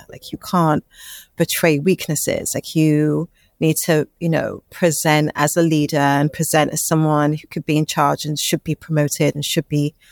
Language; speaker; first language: English; native; English